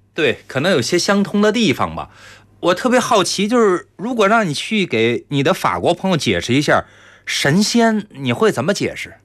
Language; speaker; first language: Chinese; native; Chinese